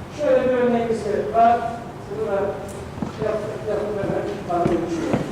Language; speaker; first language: Turkish; native; Turkish